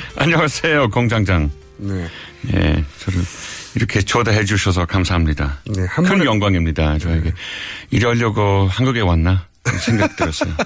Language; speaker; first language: Korean; non-native, fluent; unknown